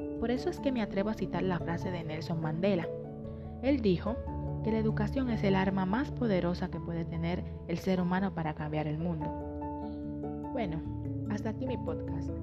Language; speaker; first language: Spanish; native; Spanish